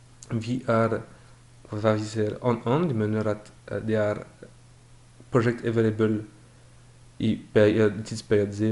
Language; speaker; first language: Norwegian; non-native, fluent; French